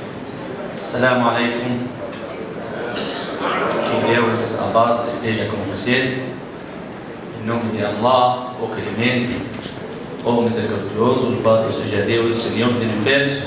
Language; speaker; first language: Portuguese; non-native, learner; Arabic